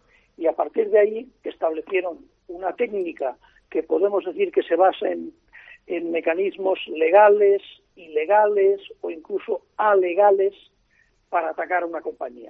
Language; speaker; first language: Spanish; native; Spanish